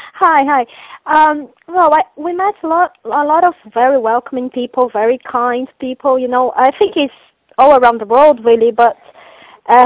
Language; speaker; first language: English; non-native, fluent; Portuguese